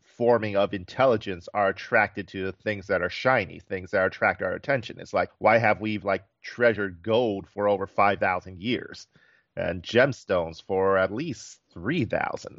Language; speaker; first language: English; native; English